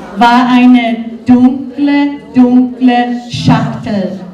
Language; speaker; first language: German; non-native, fluent; English